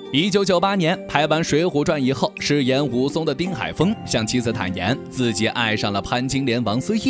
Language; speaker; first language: Chinese; native; Chinese